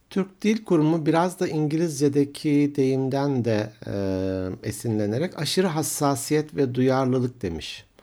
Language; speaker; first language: Turkish; native; Turkish